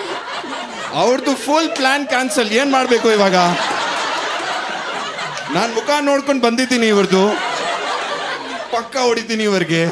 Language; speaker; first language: Kannada; non-native, local second language; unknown